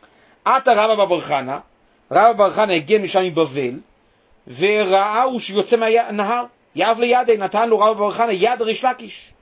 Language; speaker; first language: Hebrew; native; Hebrew